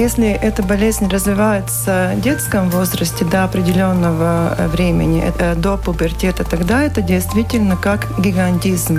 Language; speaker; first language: Russian; non-native, local second language; Latvian